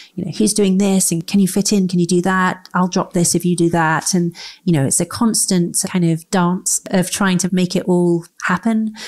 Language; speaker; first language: English; native; English